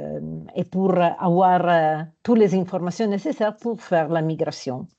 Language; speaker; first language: French; non-native, fluent; Italian